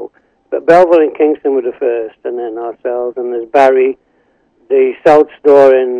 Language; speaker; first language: English; native; English